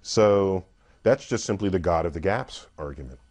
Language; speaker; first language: English; native; English